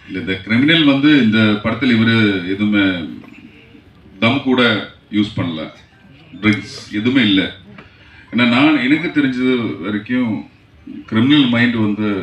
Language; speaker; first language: Tamil; non-native, learner; Malayalam